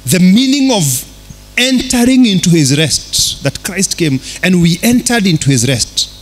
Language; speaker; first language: English; non-native, local second language; Kikuyu